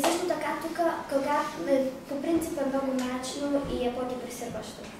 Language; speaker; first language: Bulgarian; early bilingual, other home language; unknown